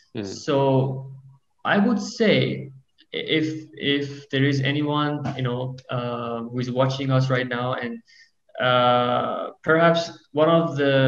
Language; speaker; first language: English; non-native, fluent; Persian